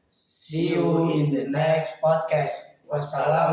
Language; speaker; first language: English; non-native, learner; Indonesian